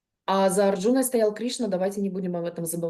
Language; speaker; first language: Russian; native; Russian